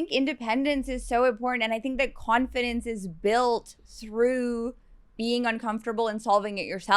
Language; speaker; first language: English; native; English